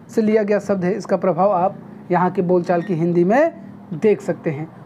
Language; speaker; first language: Hindi; non-native, local second language; Nepali